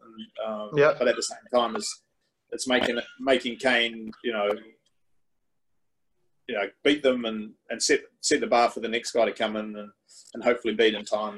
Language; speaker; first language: English; native; English